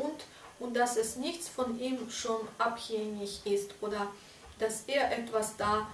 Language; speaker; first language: German; non-native, fluent; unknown